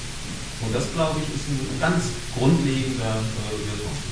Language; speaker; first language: German; native; German